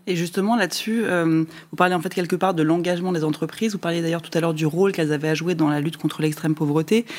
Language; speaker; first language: French; native; French